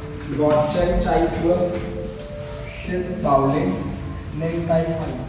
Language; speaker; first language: Vietnamese; non-native, learner; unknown